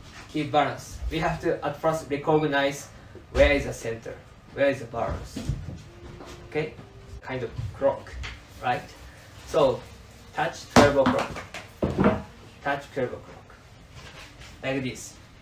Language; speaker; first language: English; non-native, learner; Japanese